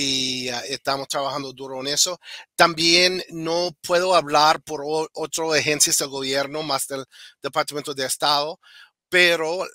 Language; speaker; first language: Spanish; non-native, fluent; English